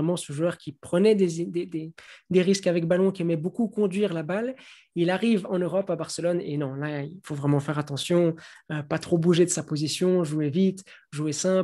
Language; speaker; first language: French; native; French